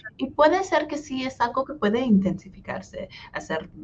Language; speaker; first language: Spanish; early bilingual, heritage; Spanish